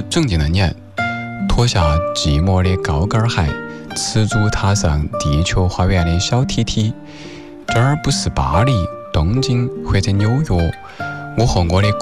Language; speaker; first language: Chinese; native; Chinese